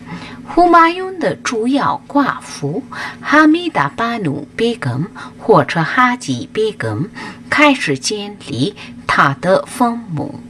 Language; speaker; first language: Chinese; non-native, fluent; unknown